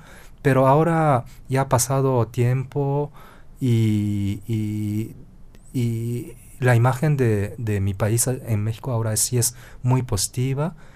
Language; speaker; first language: Spanish; non-native, fluent; Japanese